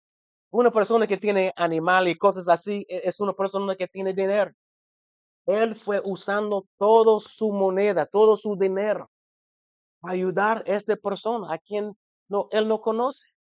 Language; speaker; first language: Spanish; non-native, fluent; English